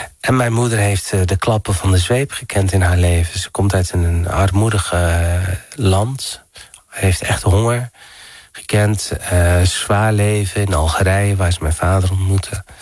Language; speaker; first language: Dutch; early bilingual, other home language; Riffian